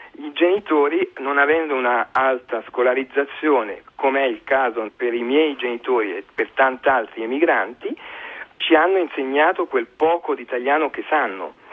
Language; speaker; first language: Italian; early bilingual, heritage; Italian